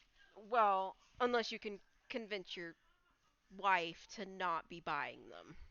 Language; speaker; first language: English; native; English